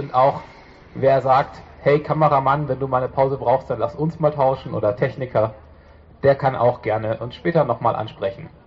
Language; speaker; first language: German; native; German